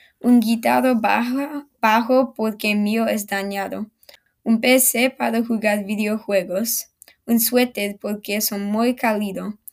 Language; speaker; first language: Spanish; non-native, learner; English